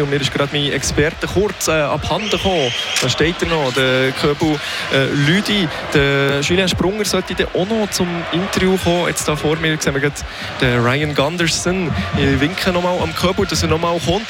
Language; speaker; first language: German; native; German